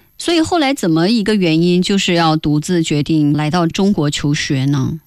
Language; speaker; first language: Chinese; native; Chinese